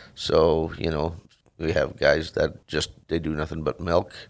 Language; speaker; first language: English; non-native, fluent; Dutch